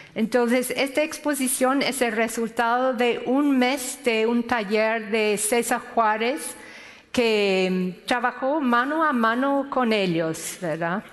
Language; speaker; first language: Spanish; non-native, fluent; English